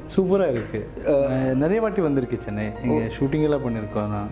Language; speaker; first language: Tamil; non-native, learner; Kannada